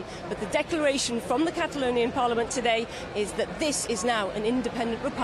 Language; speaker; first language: English; native; English